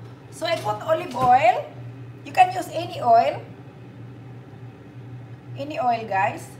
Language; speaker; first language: English; non-native, local second language; Filipino